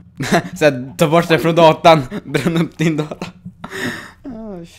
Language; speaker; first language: Swedish; native; Swedish